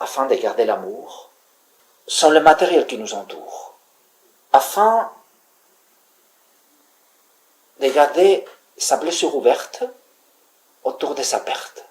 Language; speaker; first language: French; native; French